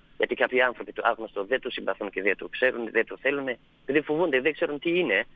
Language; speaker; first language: Greek; non-native, fluent; Persian